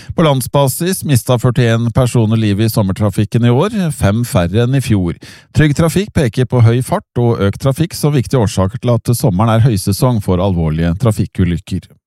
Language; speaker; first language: Norwegian; native; Norwegian